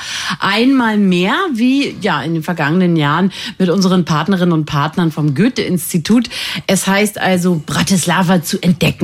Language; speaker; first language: German; native; German